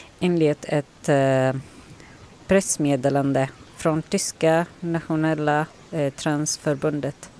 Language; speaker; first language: Swedish; non-native, learner; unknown